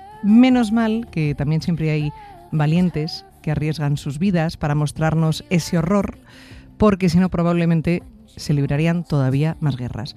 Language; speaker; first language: Spanish; native; Spanish